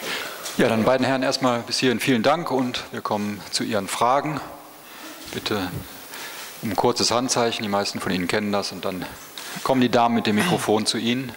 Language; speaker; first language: German; native; German